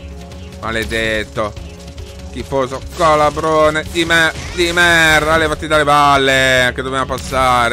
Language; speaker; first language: Italian; native; Italian